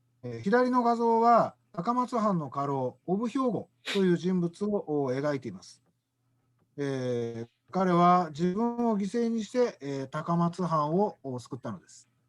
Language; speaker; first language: Japanese; native; Japanese